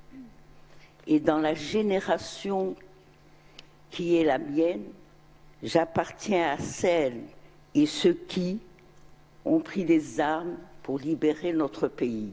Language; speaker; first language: French; non-native, local second language; Arabic